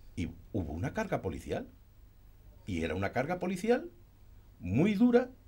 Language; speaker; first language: Spanish; non-native, local second language; Catalan